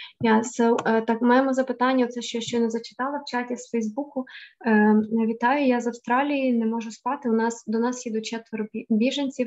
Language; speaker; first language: Ukrainian; native; Ukrainian